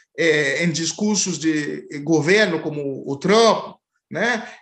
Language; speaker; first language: Portuguese; non-native, fluent; Haitian Creole